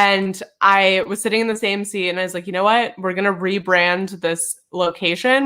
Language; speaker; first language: English; native; English